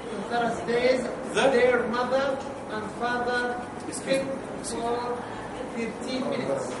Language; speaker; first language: English; non-native, learner; Arabic